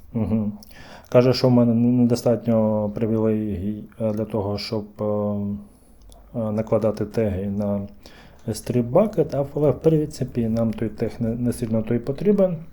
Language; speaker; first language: Ukrainian; native; Ukrainian